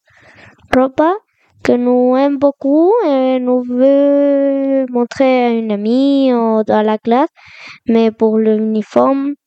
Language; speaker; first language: French; non-native, learner; Spanish